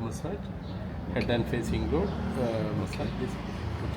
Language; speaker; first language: English; non-native, local second language; Malayalam